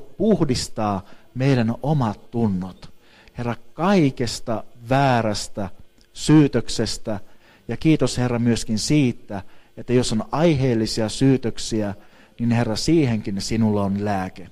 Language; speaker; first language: Finnish; native; Finnish